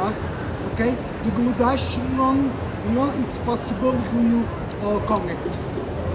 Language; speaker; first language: English; non-native, learner; Italian